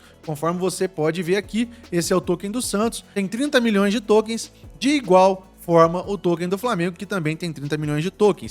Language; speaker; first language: Portuguese; native; Portuguese